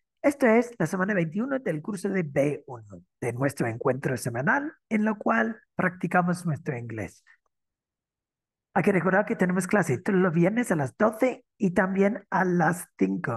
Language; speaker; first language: Spanish; non-native, fluent; English